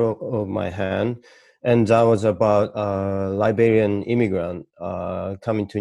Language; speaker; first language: English; non-native, fluent; Japanese